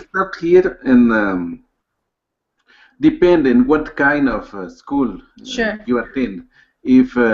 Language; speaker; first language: English; non-native, learner; Spanish